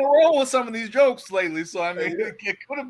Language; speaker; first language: English; native; English